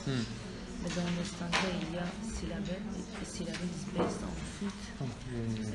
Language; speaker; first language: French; non-native, learner; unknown